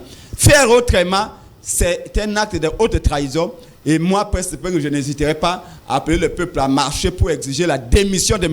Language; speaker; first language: French; non-native, local second language; Lingala